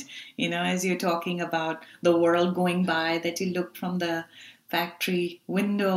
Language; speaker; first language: English; non-native, local second language; Urdu